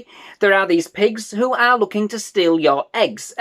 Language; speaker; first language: English; native; English